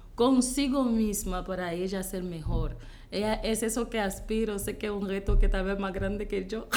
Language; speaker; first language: Spanish; non-native, fluent; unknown